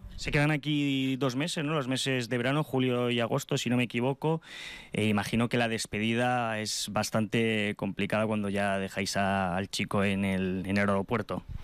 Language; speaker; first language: Spanish; native; Spanish